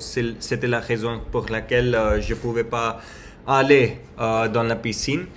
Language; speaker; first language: French; non-native, learner; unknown